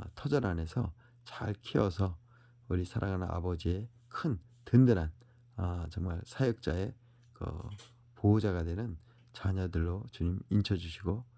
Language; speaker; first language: Korean; native; Korean